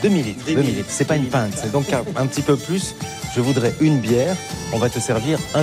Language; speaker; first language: French; native; French